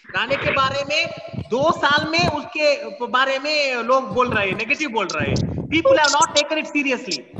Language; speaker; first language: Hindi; non-native, local second language; Kannada